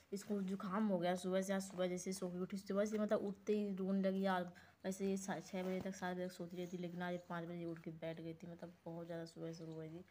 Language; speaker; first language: Hindi; native; Hindi